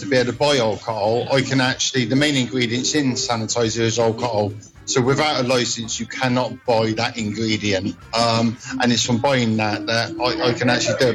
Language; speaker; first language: English; native; English